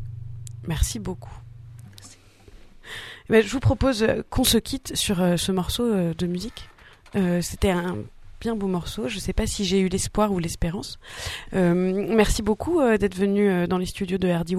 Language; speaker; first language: French; native; French